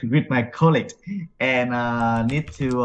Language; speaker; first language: English; non-native, learner; Vietnamese